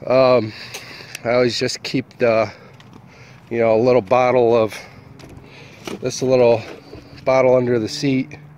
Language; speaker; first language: English; native; English